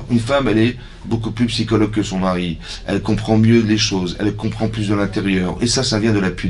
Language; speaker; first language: French; native; French